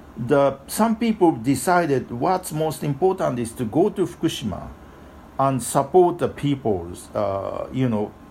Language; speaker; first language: English; non-native, fluent; Japanese